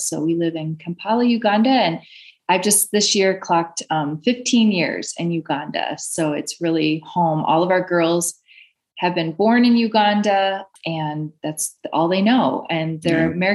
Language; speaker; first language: English; native; English